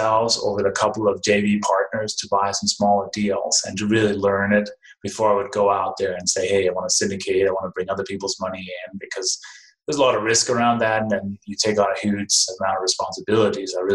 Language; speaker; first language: English; non-native, fluent; Danish